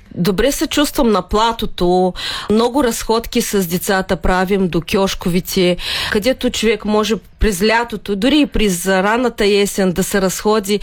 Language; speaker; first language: Bulgarian; early bilingual, heritage; Bulgarian